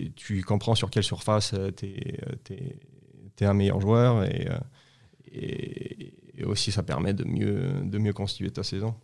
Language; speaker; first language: French; non-native, fluent; Uzbek